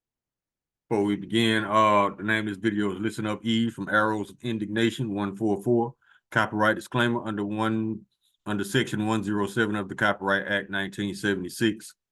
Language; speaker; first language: English; native; English